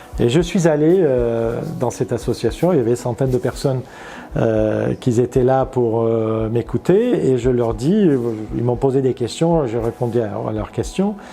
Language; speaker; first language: French; non-native, fluent; Armenian